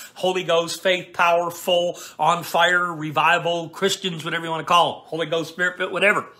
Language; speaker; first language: English; native; English